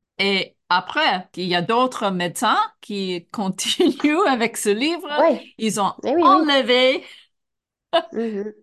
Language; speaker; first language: French; non-native, fluent; English